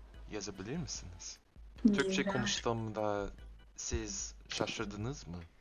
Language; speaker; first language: Turkish; non-native, learner; English